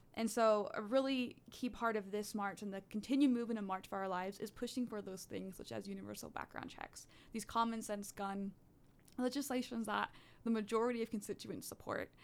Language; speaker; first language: English; early bilingual, other home language; Dutch